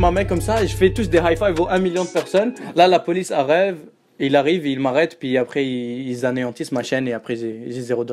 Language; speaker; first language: French; native; French